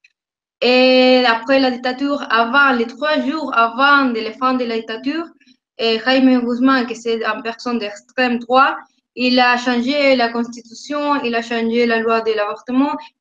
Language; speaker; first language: French; non-native, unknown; Spanish